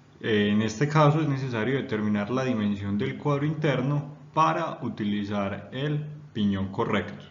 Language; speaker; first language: Spanish; native; Spanish